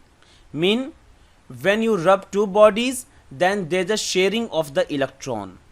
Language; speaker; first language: English; non-native, local second language; Hindi